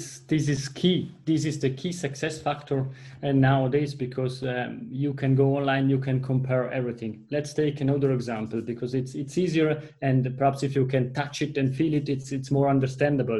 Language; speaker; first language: English; non-native, fluent; Italian